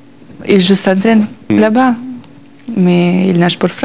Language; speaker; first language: French; non-native, learner; Russian